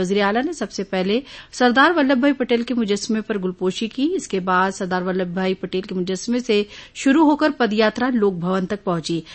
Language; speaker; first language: Urdu; native; Urdu